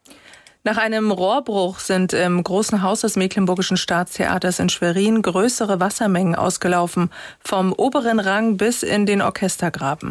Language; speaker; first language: German; native; German